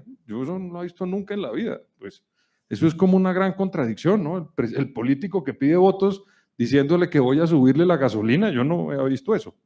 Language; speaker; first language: Spanish; native; Spanish